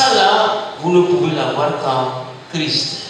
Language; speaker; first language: French; non-native, local second language; Ewe